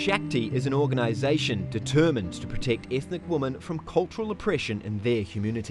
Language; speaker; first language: English; native; English